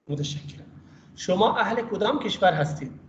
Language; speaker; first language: Persian; non-native, fluent; Urdu